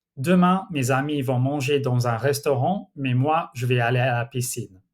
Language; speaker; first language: French; non-native, fluent; English